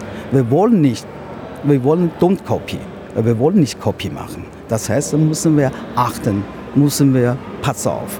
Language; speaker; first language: German; non-native, learner; Chinese